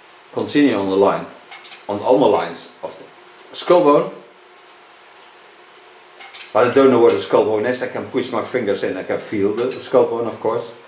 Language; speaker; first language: English; non-native, fluent; Dutch